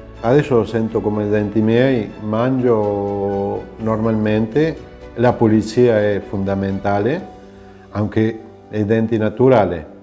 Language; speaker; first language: Italian; non-native, fluent; Spanish